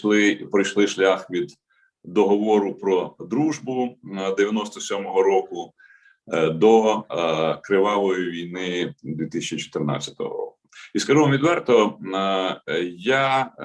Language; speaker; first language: Ukrainian; native; Ukrainian